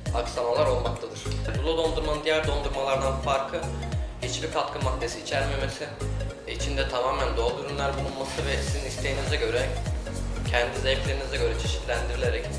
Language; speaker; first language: Turkish; native; Turkish